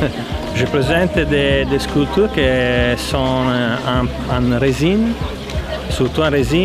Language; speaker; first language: French; non-native, learner; Italian